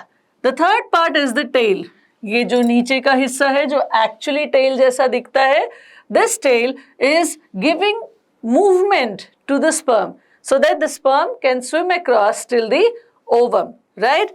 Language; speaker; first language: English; non-native, local second language; Hindi